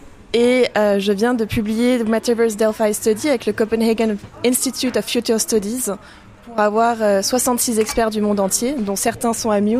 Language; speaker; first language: French; native; French